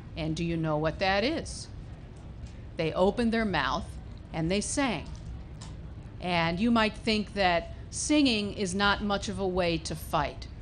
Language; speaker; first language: English; native; English